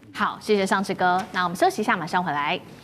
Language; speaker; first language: Chinese; native; Chinese